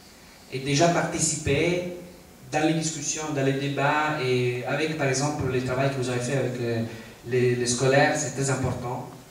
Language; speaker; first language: French; non-native, fluent; Italian